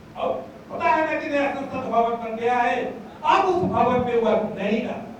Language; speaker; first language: Hindi; native; Hindi